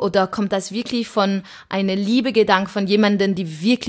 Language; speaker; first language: German; non-native, fluent; French